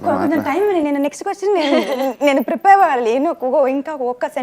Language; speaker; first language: Telugu; non-native, fluent; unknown